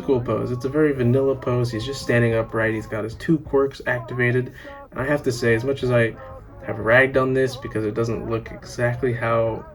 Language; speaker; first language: English; native; English